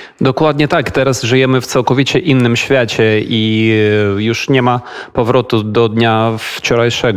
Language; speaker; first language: Polish; non-native, fluent; Ukrainian